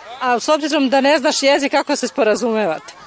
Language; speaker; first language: Serbian; native; Serbian